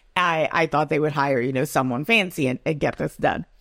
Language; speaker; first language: English; non-native, local second language; Yoruba